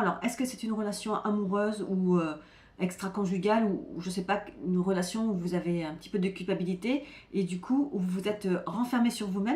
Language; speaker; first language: French; native; French